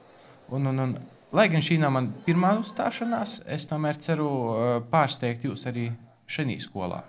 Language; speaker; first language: Latvian; native; Latvian